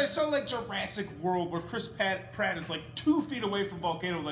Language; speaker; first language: English; native; English